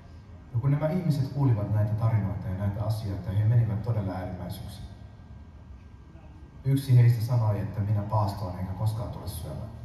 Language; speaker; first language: Finnish; early bilingual, other home language; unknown